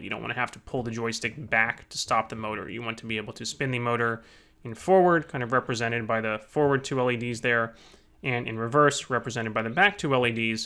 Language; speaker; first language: English; native; English